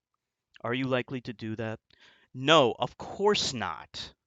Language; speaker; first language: English; native; English